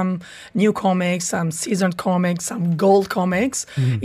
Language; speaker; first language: English; non-native, fluent; Italian